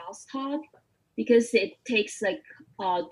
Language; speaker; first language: English; non-native, fluent; Chinese